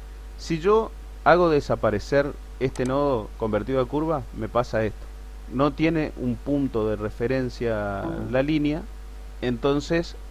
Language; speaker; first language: Spanish; native; Spanish